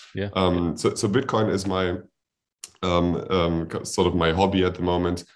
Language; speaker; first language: English; non-native, fluent; German